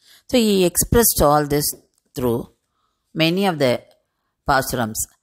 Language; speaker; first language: English; non-native, local second language; Tamil